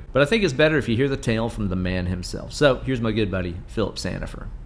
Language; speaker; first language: English; native; English